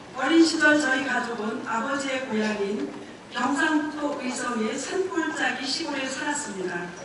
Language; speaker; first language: Korean; native; Korean